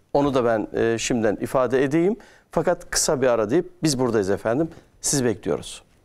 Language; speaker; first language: Turkish; native; Turkish